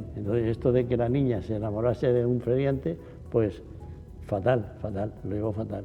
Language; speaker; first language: Spanish; native; Spanish